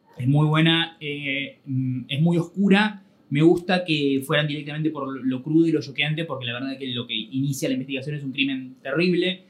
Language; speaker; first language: Spanish; native; Spanish